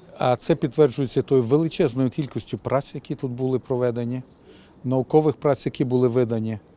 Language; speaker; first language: Ukrainian; native; Ukrainian